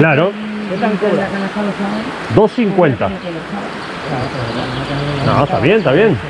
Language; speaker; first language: Spanish; native; Spanish